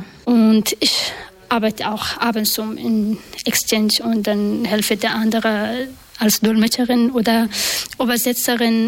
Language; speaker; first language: German; non-native, learner; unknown